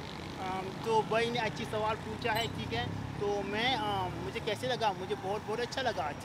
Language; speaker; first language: Hindi; non-native, learner; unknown